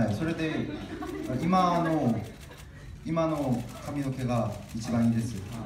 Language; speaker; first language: Japanese; non-native, learner; Korean